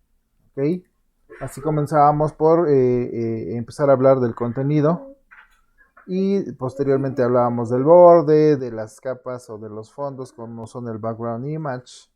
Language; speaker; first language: Spanish; native; Spanish